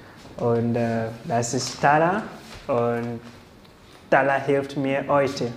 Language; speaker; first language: German; non-native, learner; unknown